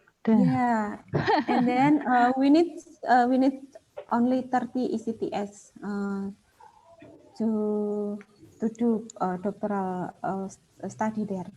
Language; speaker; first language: English; non-native, fluent; Indonesian